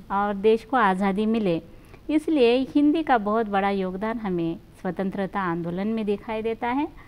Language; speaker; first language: Hindi; non-native, local second language; Marathi